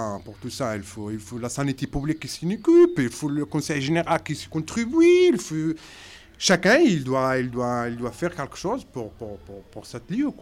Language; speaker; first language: French; non-native, local second language; Arabic